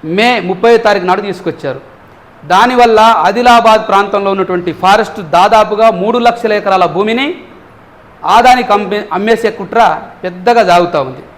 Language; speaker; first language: Telugu; non-native, local second language; Lambadi